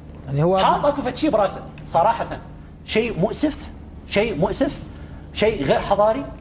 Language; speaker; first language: Arabic; native; Arabic